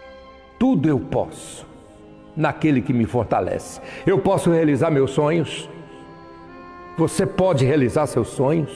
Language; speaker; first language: Portuguese; native; Portuguese